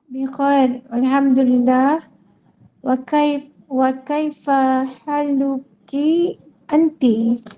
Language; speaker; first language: Arabic; non-native, learner; Malay